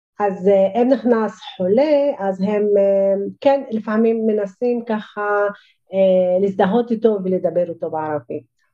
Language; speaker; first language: Hebrew; non-native, local second language; Arabic